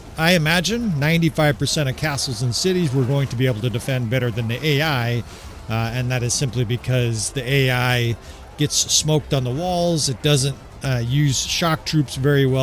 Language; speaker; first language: English; native; English